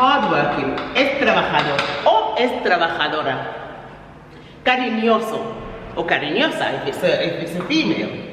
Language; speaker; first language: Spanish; non-native, fluent; English